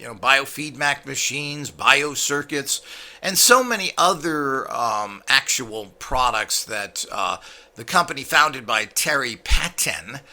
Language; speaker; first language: English; native; English